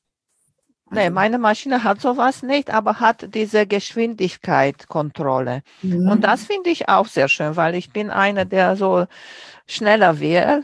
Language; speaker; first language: German; non-native, fluent; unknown